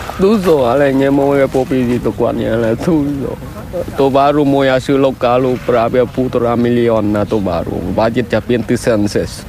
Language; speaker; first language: Polish; non-native, learner; Vietnamese